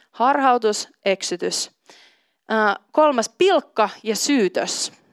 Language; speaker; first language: Finnish; native; Finnish